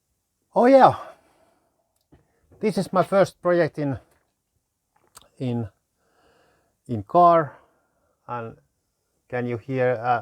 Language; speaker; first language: English; non-native, learner; Finnish